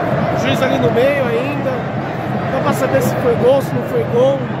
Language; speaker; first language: Portuguese; native; Portuguese